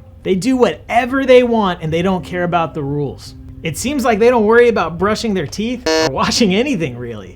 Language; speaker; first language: English; native; English